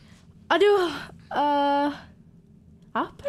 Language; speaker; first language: Indonesian; early bilingual, heritage; Indonesian